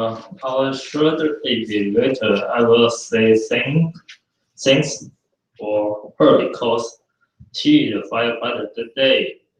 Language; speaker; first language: English; non-native, fluent; Chinese